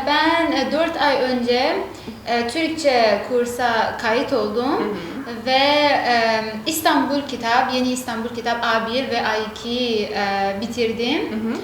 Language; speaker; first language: Turkish; non-native, learner; Persian